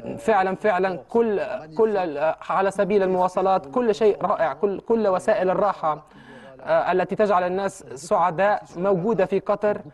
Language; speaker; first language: Arabic; early bilingual, heritage; Arabic